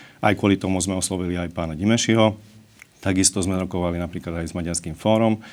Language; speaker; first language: Slovak; non-native, local second language; Hungarian